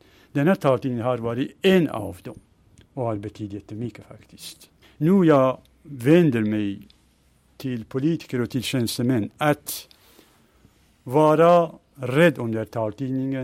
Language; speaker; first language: Swedish; non-native, fluent; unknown